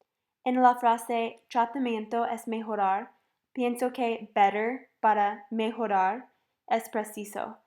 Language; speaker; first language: Spanish; non-native, fluent; English